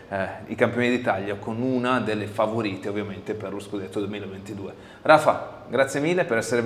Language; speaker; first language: Italian; native; Italian